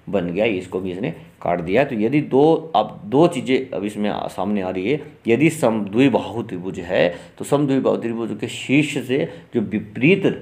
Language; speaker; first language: Hindi; native; Hindi